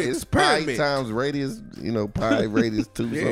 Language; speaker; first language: English; native; English